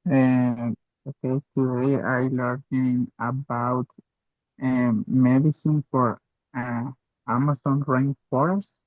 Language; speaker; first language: English; non-native, learner; Spanish